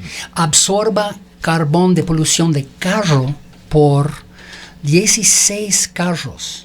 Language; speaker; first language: Spanish; non-native, learner; English